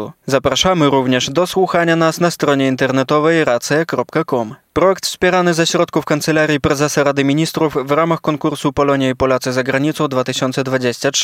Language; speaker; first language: Polish; native; Polish